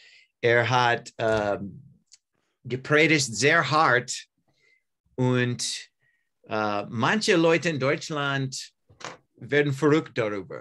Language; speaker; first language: German; non-native, learner; English